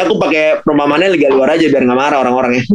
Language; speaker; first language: Indonesian; native; Indonesian